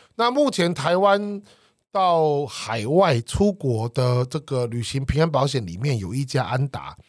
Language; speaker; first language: Chinese; native; Chinese